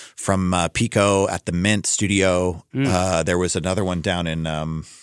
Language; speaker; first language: English; native; English